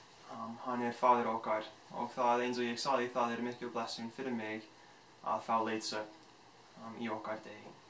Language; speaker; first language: Icelandic; non-native, fluent; English